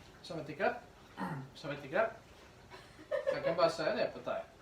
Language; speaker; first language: Swedish; non-native, learner; Thai